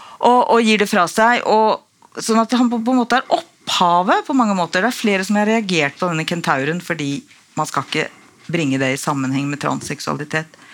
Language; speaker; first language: Norwegian; native; Norwegian